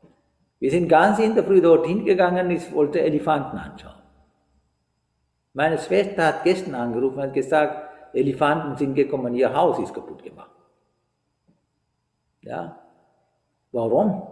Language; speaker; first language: German; non-native, fluent; Sinhala